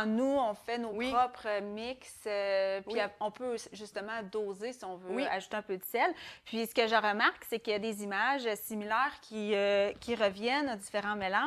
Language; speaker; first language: French; native; French